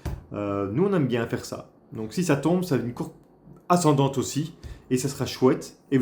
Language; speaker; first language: French; native; French